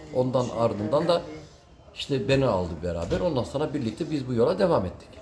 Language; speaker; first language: Turkish; early bilingual, heritage; Turkish